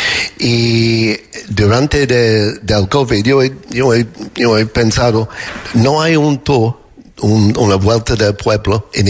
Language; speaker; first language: Spanish; non-native, learner; English